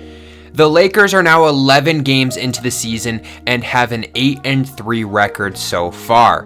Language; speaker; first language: English; native; English